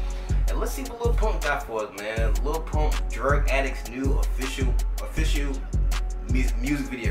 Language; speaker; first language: English; native; English